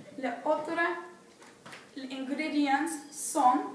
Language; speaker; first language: French; non-native, learner; English